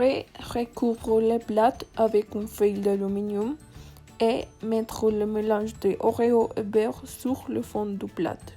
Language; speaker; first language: French; non-native, learner; Spanish